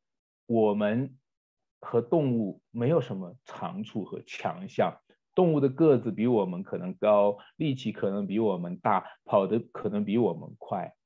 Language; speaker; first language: Chinese; native; Chinese